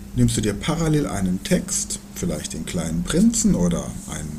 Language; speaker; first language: German; native; German